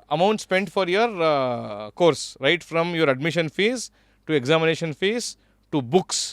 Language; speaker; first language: English; non-native, local second language; Kannada